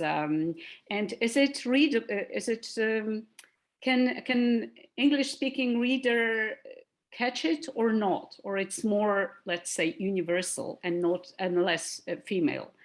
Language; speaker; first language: English; non-native, fluent; Polish